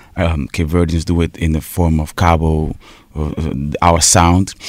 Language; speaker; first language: English; early bilingual, heritage; Portuguese